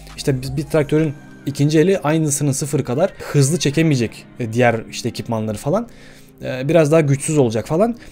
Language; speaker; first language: Turkish; early bilingual, heritage; Turkish